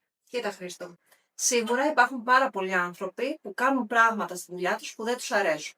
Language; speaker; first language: Greek; native; Greek